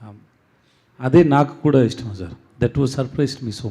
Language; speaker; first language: Telugu; non-native, learner; Tamil